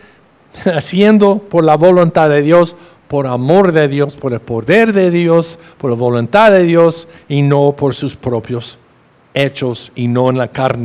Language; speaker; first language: Spanish; non-native, fluent; English